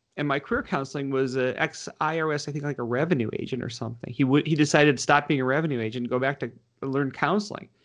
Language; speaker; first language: English; native; English